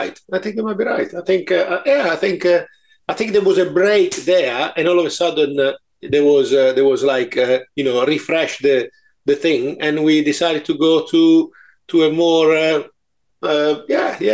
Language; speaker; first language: English; non-native, fluent; Italian